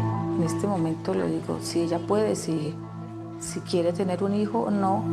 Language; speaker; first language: Spanish; native; Spanish